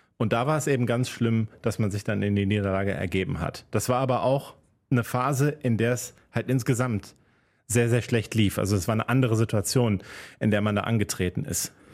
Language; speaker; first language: German; native; German